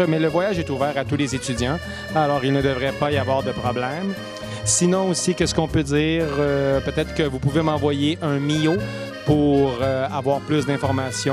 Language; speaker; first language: French; native; French